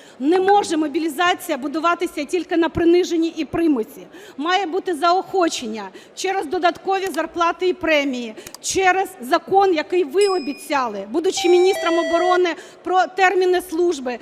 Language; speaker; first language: Ukrainian; native; Ukrainian